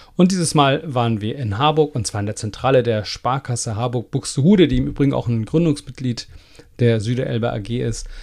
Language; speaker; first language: German; native; German